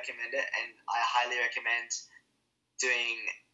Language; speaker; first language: English; native; English